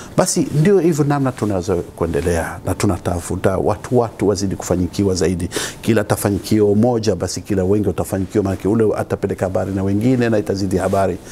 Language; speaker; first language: Swahili; native; Swahili